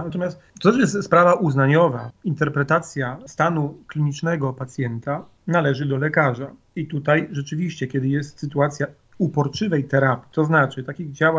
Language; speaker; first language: Polish; native; Polish